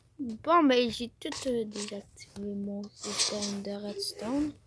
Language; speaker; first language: French; native; French